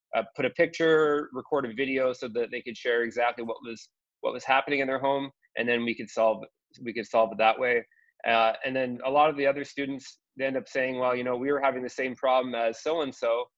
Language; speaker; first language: English; native; English